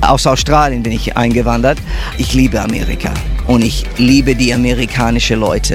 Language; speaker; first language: German; early bilingual, heritage; English